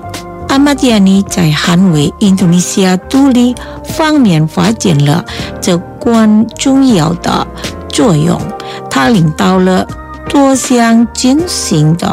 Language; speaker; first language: Chinese; early bilingual, heritage; Chinese